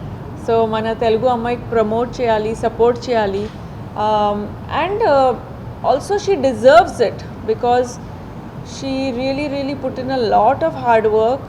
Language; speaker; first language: Telugu; non-native, fluent; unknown